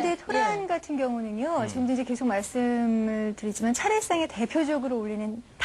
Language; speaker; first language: Korean; native; Korean